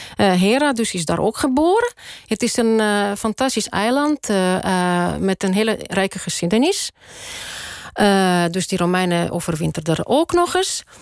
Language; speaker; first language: Dutch; non-native, fluent; Russian